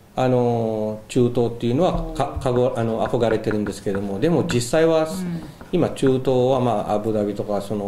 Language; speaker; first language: Japanese; non-native, fluent; Filipino